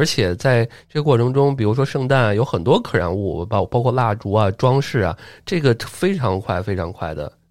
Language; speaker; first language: Chinese; native; Chinese